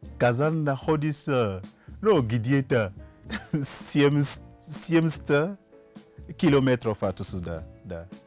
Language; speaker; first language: Russian; non-native, learner; Fon